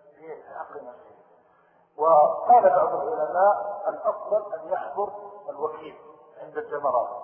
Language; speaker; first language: Arabic; native; Arabic